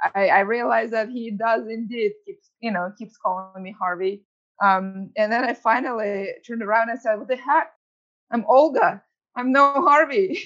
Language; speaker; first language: English; early bilingual, other home language; Ukrainian